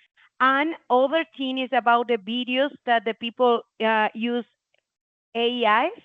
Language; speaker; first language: English; non-native, learner; Spanish